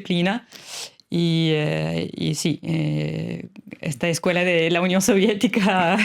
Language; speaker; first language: Spanish; non-native, fluent; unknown